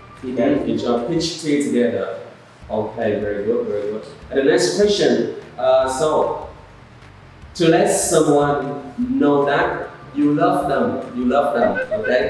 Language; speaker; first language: English; non-native, learner; Vietnamese